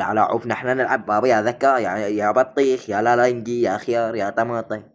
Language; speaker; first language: Arabic; native; Arabic